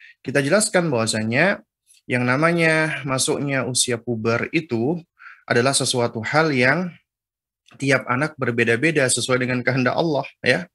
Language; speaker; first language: Indonesian; native; Indonesian